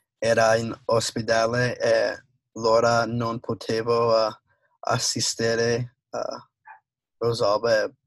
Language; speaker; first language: Italian; non-native, learner; English